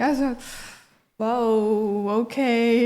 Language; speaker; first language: English; non-native, learner; Chinese